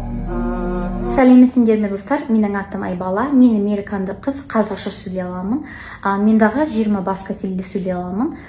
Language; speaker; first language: Kazakh; non-native, learner; English